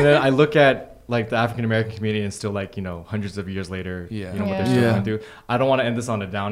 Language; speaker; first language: English; native; English